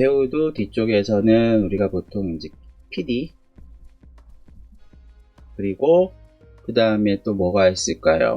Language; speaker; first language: Korean; native; Korean